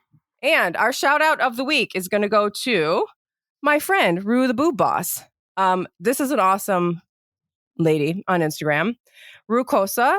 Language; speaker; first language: English; native; English